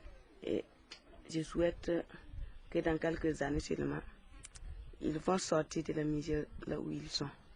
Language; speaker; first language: French; non-native, local second language; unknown